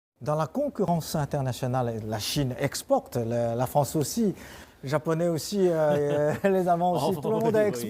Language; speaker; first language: French; non-native, fluent; Chinese